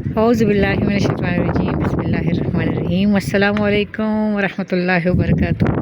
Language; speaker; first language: Urdu; non-native, local second language; Pashto